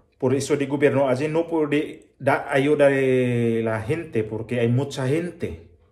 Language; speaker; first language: Spanish; non-native, learner; Filipino